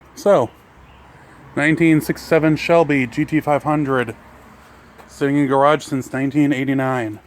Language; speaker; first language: English; native; English